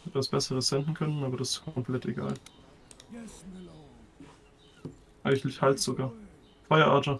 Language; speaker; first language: German; native; German